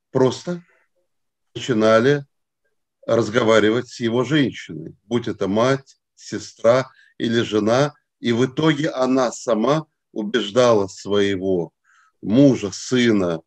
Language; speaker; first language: Russian; native; Russian